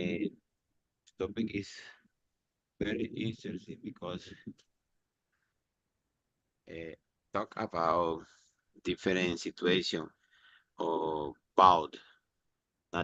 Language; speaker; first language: English; non-native, learner; Spanish